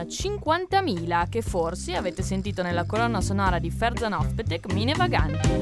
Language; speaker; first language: Italian; native; Italian